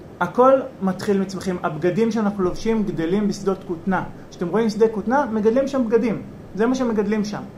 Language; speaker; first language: Hebrew; native; Hebrew